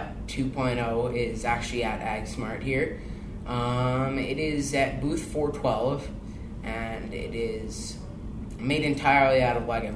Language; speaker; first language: English; native; English